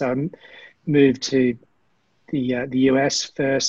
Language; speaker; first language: English; native; English